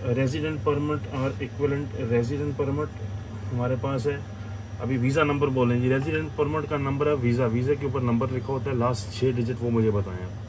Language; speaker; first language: Urdu; non-native, local second language; Punjabi